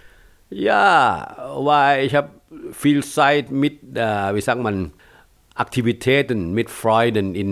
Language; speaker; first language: German; non-native, fluent; Thai